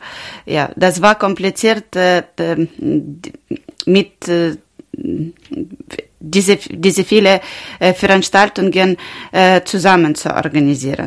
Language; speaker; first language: German; non-native, learner; Ukrainian